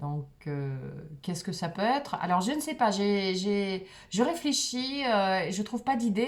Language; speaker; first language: French; non-native, fluent; Russian